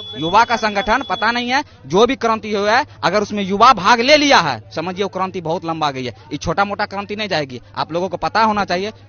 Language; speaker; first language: Hindi; native; Hindi